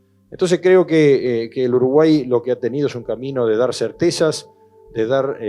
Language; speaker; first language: Spanish; native; Spanish